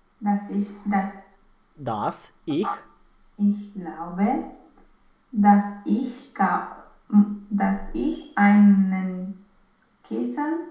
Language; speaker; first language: German; non-native, learner; Romanian